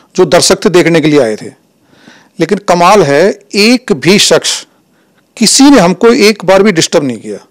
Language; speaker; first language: Hindi; native; Hindi